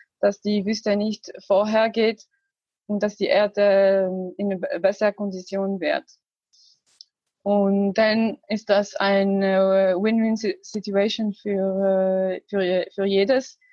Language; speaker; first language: German; non-native, learner; Arabic